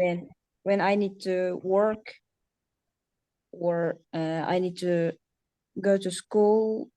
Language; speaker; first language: English; non-native, learner; Uzbek